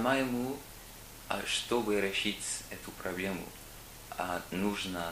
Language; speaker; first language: Russian; non-native, learner; English